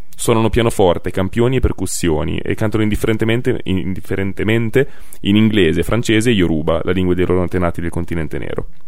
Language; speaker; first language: Italian; native; Italian